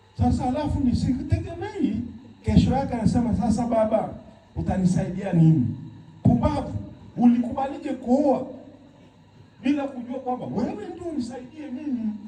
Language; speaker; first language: Swahili; native; Swahili